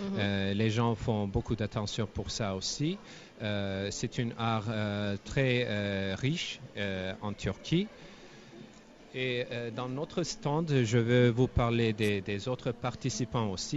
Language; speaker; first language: French; non-native, fluent; Turkish